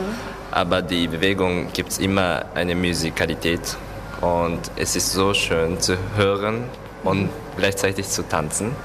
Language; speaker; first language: German; non-native, learner; Japanese